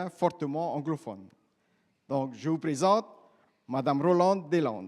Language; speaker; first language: French; native; French